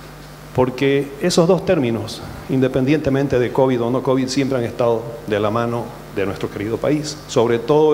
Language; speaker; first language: Spanish; native; Spanish